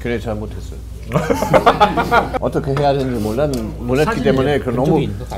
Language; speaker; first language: Korean; non-native, fluent; German